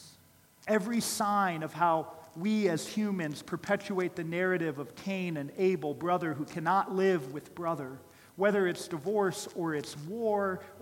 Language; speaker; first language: English; native; English